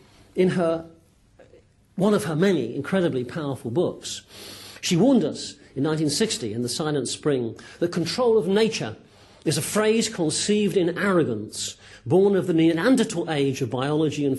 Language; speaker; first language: English; native; English